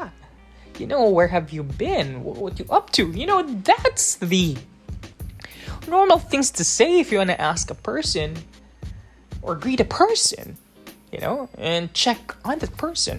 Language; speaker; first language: English; non-native, local second language; Cebuano